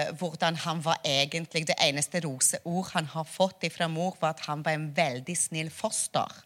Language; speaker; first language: Norwegian; non-native, fluent; Hungarian